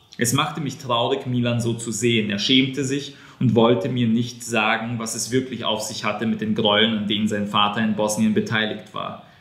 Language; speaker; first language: German; non-native, fluent; Serbian